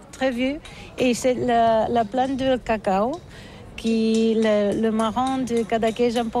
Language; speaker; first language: French; non-native, learner; Catalan